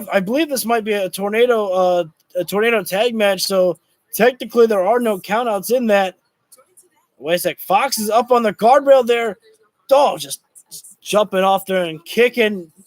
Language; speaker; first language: English; native; English